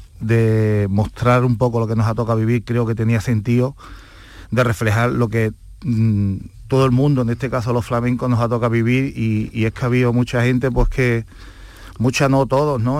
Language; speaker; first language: Spanish; native; Spanish